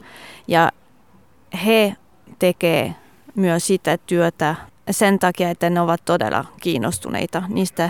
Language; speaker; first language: Finnish; non-native, fluent; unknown